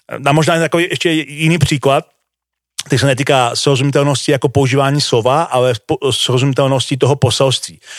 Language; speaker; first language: Czech; native; Czech